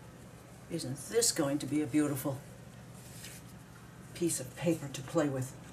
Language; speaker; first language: English; native; English